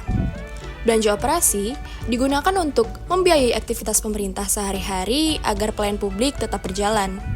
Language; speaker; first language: Indonesian; native; Indonesian